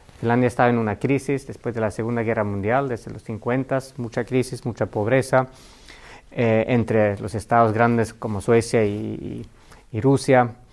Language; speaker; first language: Spanish; non-native, fluent; Finnish